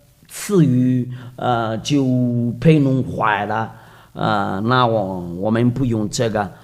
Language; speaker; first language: Chinese; non-native, fluent; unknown